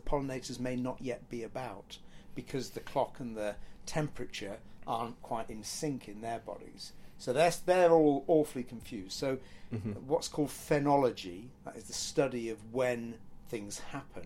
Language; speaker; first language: English; native; English